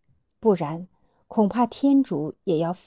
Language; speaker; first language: Chinese; native; Chinese